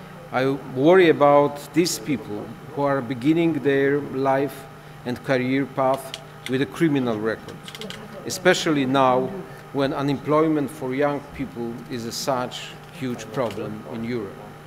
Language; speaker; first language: English; non-native, fluent; Polish